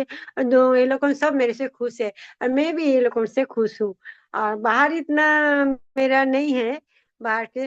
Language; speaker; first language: Hindi; non-native, local second language; Odia